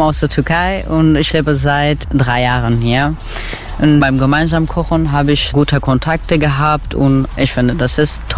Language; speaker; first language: German; non-native, learner; Turkish